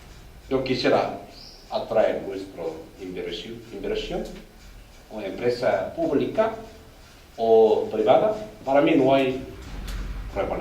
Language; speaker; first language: Spanish; non-native, learner; Korean